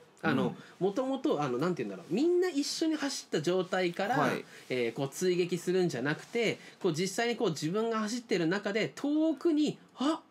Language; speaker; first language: Japanese; native; Japanese